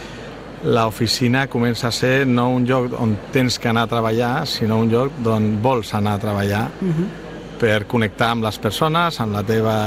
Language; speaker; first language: Catalan; non-native, local second language; Spanish